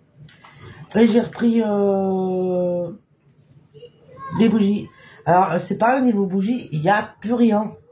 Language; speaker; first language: French; native; French